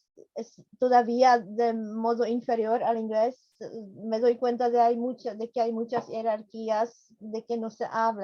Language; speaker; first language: Spanish; non-native, fluent; Czech